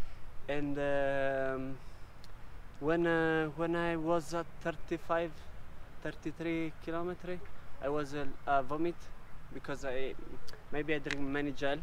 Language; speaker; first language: English; non-native, learner; Italian